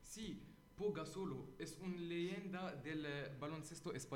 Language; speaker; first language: Spanish; non-native, learner; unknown